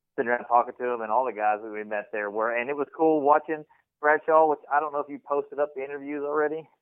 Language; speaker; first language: English; native; English